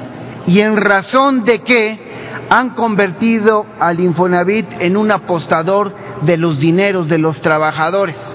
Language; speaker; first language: Spanish; native; Spanish